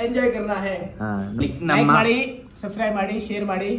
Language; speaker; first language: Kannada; non-native, learner; Hindi